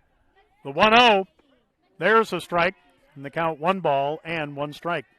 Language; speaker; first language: English; native; English